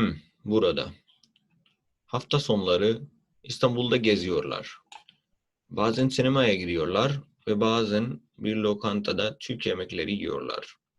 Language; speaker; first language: Turkish; non-native, fluent; Urdu